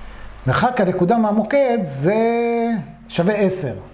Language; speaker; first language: Hebrew; native; Hebrew